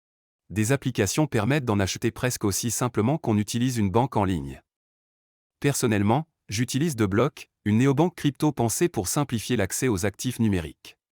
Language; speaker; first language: French; native; French